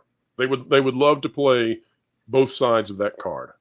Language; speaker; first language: English; native; English